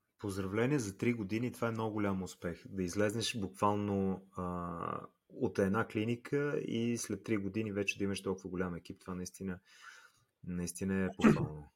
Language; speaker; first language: Bulgarian; native; Bulgarian